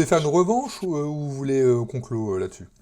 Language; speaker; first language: French; native; French